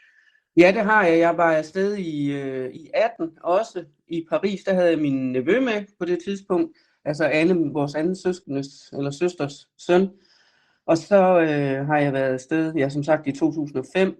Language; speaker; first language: Danish; native; Danish